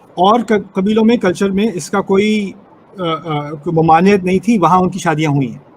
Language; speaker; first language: Urdu; early bilingual, heritage; Urdu